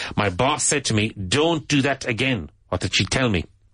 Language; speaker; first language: English; native; English